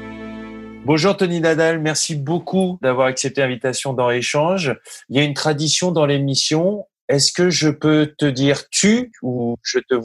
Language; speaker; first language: French; native; French